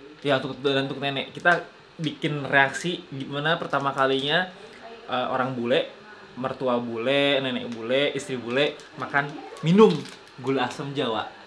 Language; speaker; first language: Indonesian; native; Indonesian